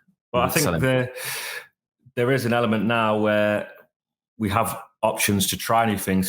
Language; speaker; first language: English; native; English